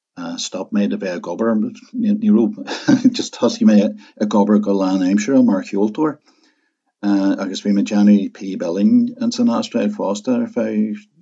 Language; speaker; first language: Irish; non-native, local second language; English